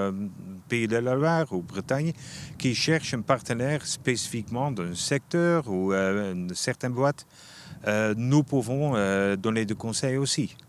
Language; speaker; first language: French; non-native, fluent; Dutch